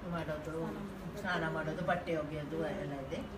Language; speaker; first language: Kannada; non-native, local second language; Tamil